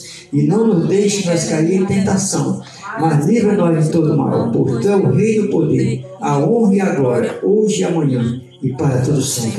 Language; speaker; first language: Portuguese; native; Portuguese